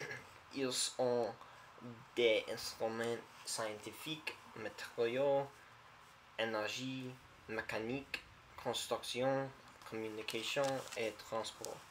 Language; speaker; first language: French; non-native, learner; English